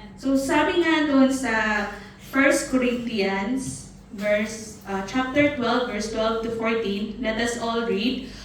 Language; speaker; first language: Filipino; non-native, local second language; Cebuano